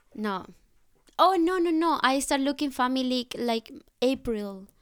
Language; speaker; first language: English; non-native, fluent; Spanish